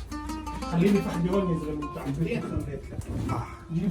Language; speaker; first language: Arabic; native; Arabic